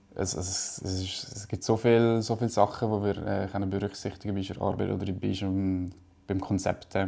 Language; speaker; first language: German; native; German